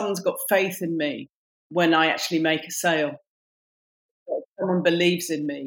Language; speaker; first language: English; native; English